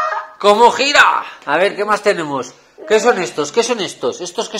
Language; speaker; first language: Spanish; native; Spanish